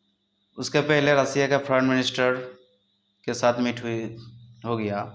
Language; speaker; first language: Hindi; non-native, local second language; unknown